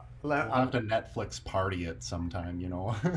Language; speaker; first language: English; native; English